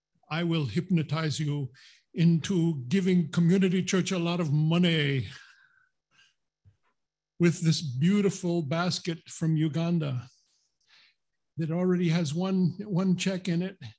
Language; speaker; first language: English; native; English